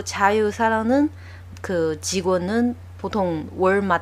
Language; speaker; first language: Korean; non-native, learner; Chinese